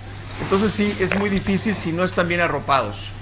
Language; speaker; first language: Spanish; native; Spanish